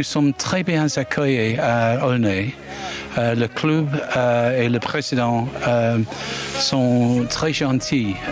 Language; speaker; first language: French; non-native, learner; English